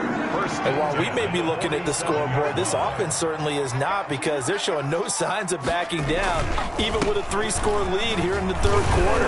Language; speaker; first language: English; native; English